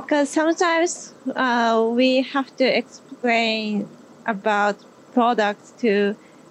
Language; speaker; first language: English; non-native, learner; Japanese